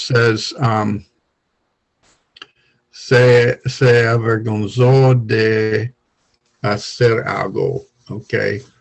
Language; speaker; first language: Spanish; non-native, learner; English